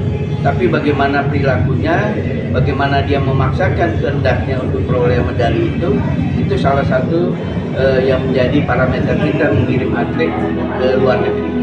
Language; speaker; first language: Indonesian; native; Indonesian